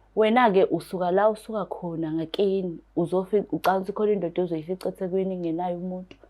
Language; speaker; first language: Zulu; native; Zulu